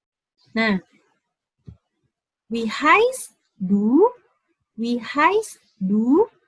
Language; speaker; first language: German; non-native, fluent; Indonesian